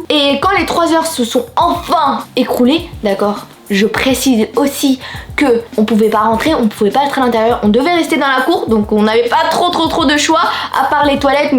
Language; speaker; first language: French; native; French